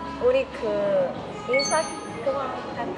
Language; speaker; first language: Korean; non-native, fluent; Japanese